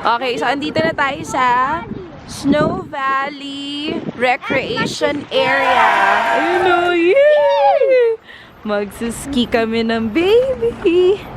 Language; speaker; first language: Filipino; native; Filipino